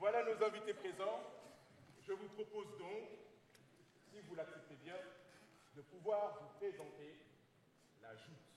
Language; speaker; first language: French; native; French